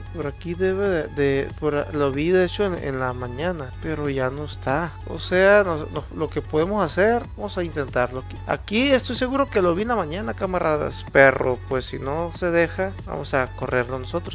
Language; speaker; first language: Spanish; native; Spanish